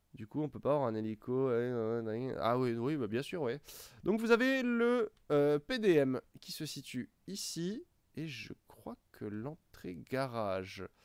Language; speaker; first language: French; native; French